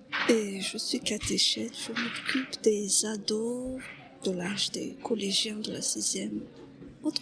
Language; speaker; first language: French; non-native, local second language; Malagasy